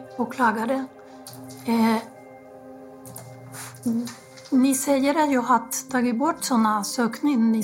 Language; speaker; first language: Swedish; non-native, fluent; Spanish